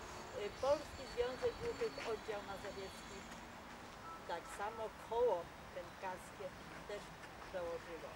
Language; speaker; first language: Polish; native; Polish